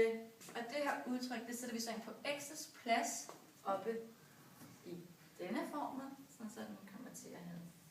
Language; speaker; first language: Danish; native; Danish